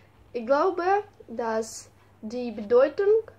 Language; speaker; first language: German; non-native, learner; Russian